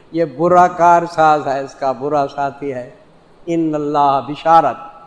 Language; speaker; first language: Urdu; non-native, local second language; Saraiki